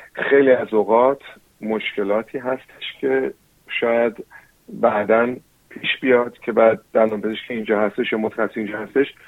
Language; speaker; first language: Persian; early bilingual, heritage; Persian